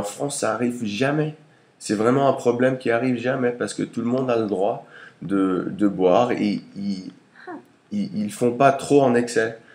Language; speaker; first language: French; early bilingual, heritage; English